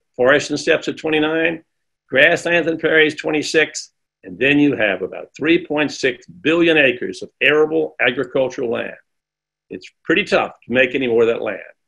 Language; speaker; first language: English; native; English